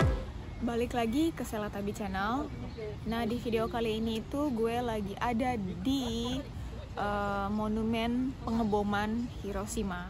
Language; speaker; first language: Indonesian; native; Indonesian